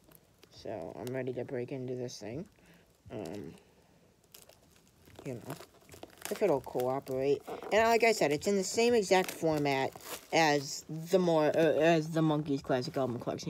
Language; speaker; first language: English; native; English